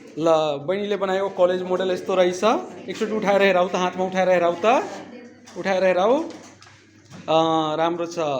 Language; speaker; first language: Nepali; non-native, local second language; Maithili